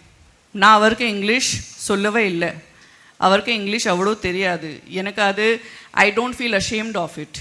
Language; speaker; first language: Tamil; non-native, local second language; Gujarati